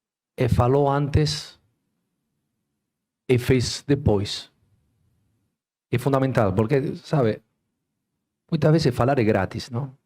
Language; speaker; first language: Portuguese; non-native, fluent; Spanish